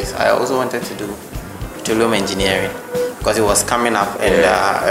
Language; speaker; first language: English; non-native, local second language; Akan